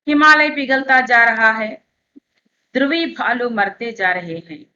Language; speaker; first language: Hindi; non-native, local second language; Telugu